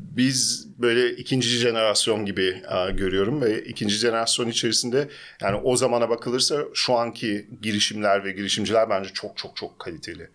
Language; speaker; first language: Turkish; early bilingual, heritage; Turkish